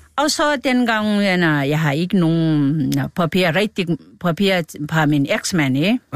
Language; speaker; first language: Danish; non-native, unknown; Nepali